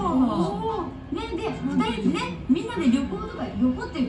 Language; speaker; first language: Japanese; native; Japanese